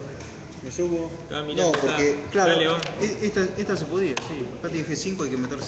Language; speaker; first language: Spanish; native; Spanish